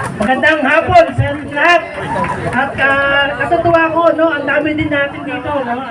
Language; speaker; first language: Filipino; native; Filipino